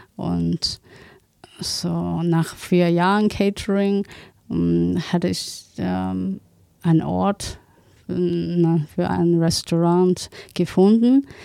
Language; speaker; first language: German; non-native, learner; Chinese